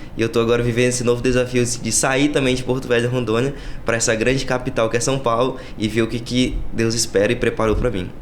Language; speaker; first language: Portuguese; native; Portuguese